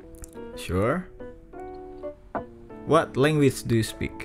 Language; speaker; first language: English; non-native, learner; Indonesian